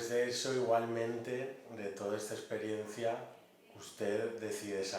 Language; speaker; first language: Spanish; native; Spanish